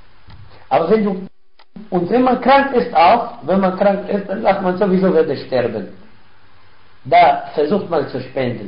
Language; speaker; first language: German; non-native, fluent; Arabic